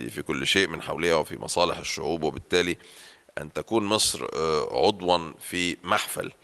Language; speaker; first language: Arabic; native; Arabic